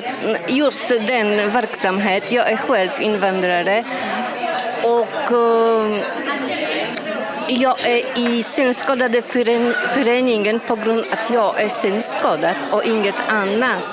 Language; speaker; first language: Swedish; non-native, fluent; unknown